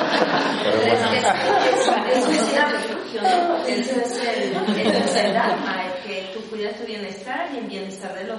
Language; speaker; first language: Spanish; native; Spanish